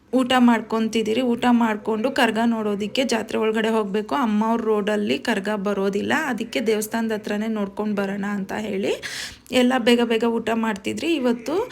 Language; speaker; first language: Kannada; native; Kannada